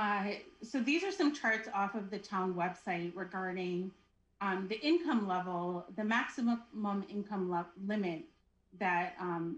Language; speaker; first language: English; native; English